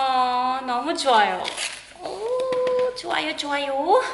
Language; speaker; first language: Korean; non-native, fluent; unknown